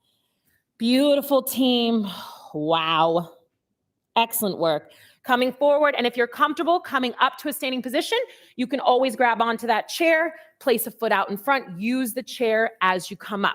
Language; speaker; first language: English; native; English